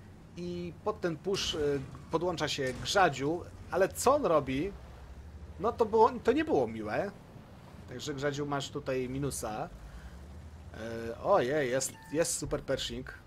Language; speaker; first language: Polish; native; Polish